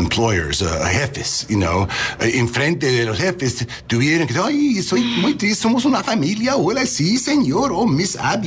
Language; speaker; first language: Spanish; non-native, learner; English